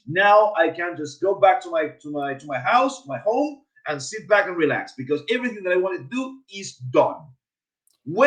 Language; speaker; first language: English; non-native, fluent; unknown